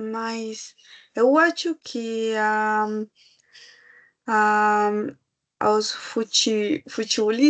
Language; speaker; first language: Portuguese; non-native, learner; Spanish